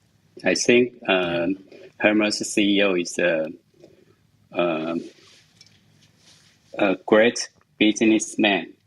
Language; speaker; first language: English; non-native, learner; Chinese